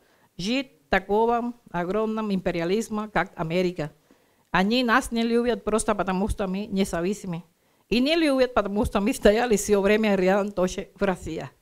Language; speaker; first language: Russian; non-native, learner; Spanish